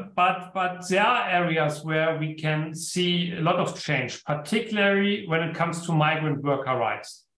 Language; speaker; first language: English; non-native, fluent; German